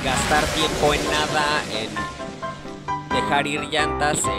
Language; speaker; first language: Spanish; native; Spanish